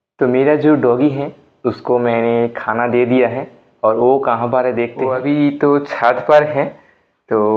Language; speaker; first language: Hindi; non-native, local second language; Bangla